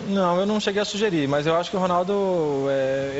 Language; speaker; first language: Portuguese; native; Portuguese